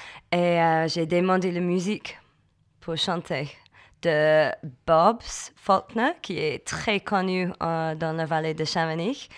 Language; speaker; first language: French; non-native, learner; English